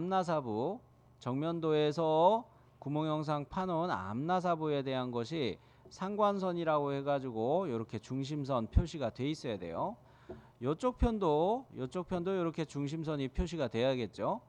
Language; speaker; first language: Korean; native; Korean